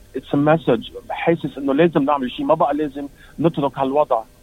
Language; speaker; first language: Arabic; native; Arabic